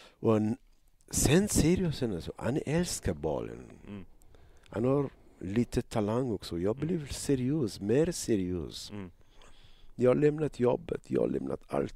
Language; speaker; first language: Swedish; non-native, learner; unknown